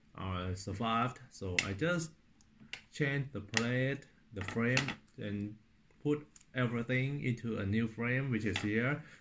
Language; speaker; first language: English; non-native, fluent; Thai